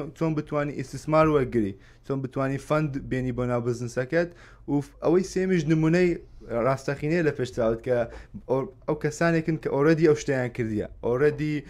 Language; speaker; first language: Central Kurdish; native; Central Kurdish